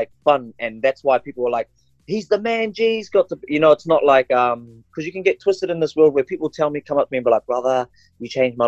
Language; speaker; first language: English; non-native, local second language; Māori